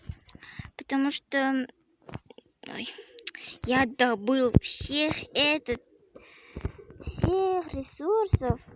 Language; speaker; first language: Russian; non-native, local second language; Kazakh